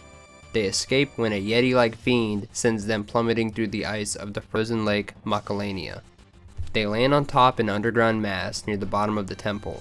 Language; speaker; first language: English; native; English